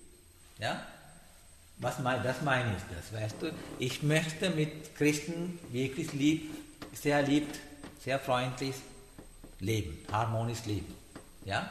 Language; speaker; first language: German; non-native, learner; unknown